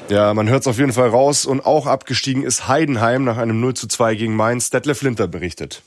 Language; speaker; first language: German; native; German